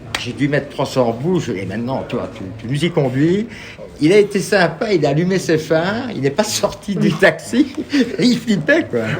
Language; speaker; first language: French; native; French